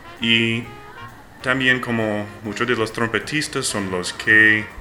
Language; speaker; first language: Spanish; non-native, learner; English